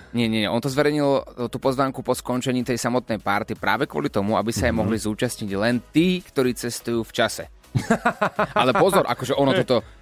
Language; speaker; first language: Slovak; native; Slovak